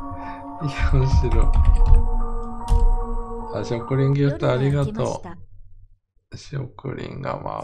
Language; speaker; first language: Japanese; native; Japanese